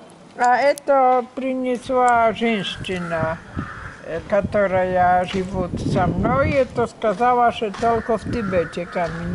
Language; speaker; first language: Russian; non-native, learner; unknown